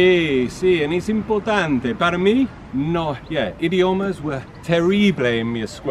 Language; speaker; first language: Spanish; non-native, learner; English